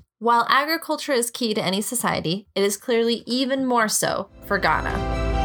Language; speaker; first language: English; native; English